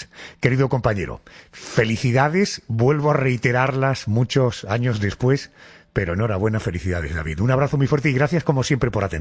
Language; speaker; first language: Spanish; native; Spanish